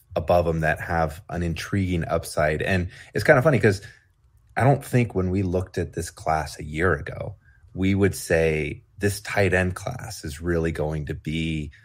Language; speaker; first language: English; native; English